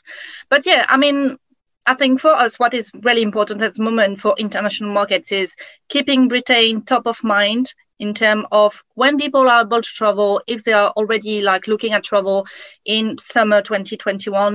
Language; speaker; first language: English; non-native, fluent; French